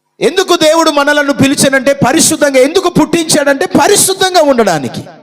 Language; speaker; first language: Telugu; non-native, local second language; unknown